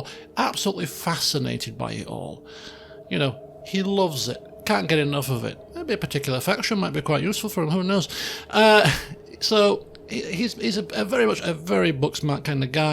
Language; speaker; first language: English; native; English